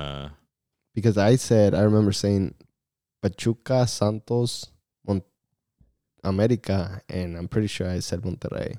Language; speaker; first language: English; early bilingual, other home language; Spanish